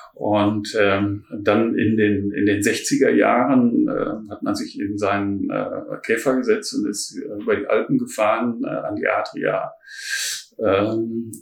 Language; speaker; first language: German; native; German